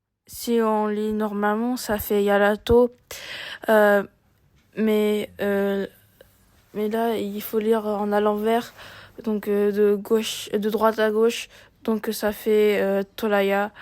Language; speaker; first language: French; non-native, learner; Japanese